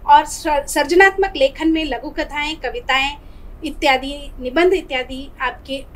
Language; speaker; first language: Hindi; native; Hindi